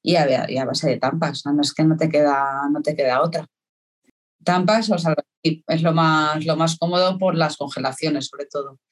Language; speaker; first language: Spanish; native; Spanish